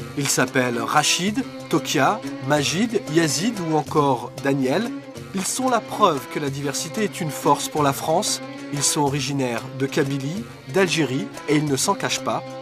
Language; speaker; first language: French; native; French